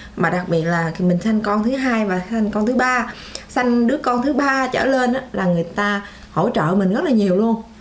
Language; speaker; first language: Vietnamese; native; Vietnamese